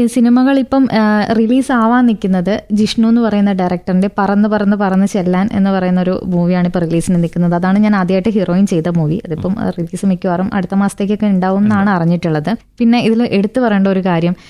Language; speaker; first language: Malayalam; native; Malayalam